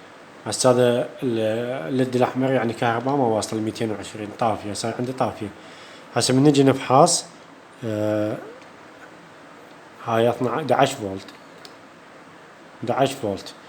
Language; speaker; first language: Arabic; native; Arabic